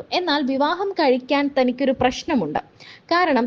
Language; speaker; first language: Malayalam; native; Malayalam